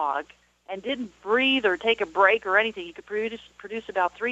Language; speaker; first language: English; native; English